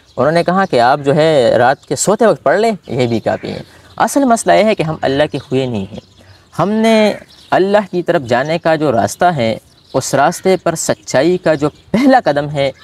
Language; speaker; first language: Urdu; non-native, local second language; Pashto